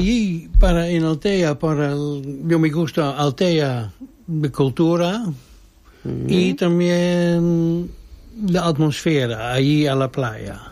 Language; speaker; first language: Spanish; non-native, learner; Dutch